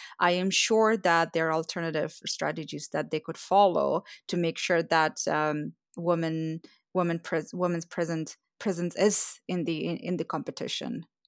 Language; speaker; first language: English; non-native, fluent; Persian